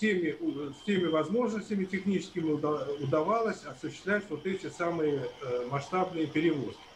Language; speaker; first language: Russian; native; Russian